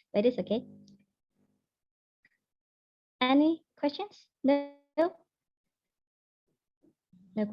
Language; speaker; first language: English; non-native, learner; Indonesian